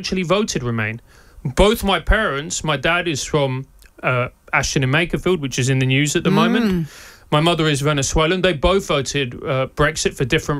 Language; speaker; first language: English; non-native, local second language; Spanish